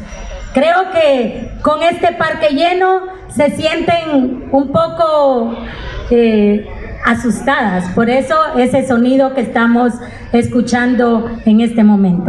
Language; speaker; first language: Spanish; native; Spanish